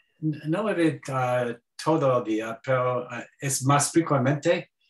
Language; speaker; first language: Spanish; non-native, learner; English